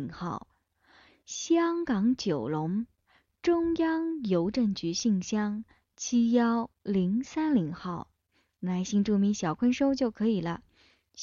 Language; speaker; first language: Chinese; native; Chinese